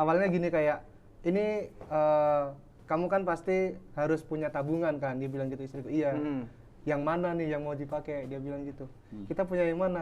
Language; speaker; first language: Indonesian; native; Indonesian